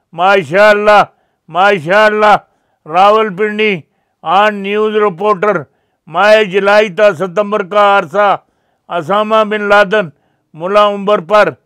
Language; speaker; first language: Urdu; non-native, local second language; Punjabi